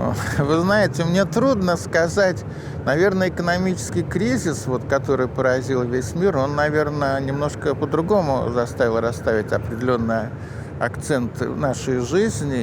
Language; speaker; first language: Russian; native; Russian